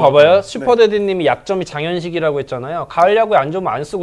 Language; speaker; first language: Korean; native; Korean